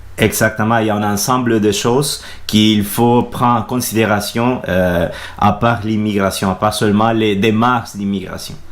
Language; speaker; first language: French; non-native, fluent; Spanish